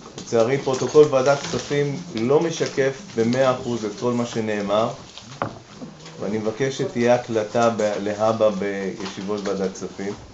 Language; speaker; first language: Hebrew; native; Hebrew